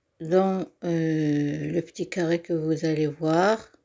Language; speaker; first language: French; non-native, local second language; Arabic